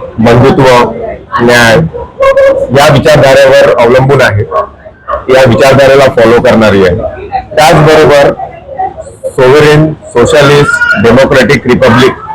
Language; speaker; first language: Marathi; native; Marathi